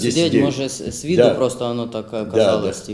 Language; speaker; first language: Russian; non-native, local second language; Ukrainian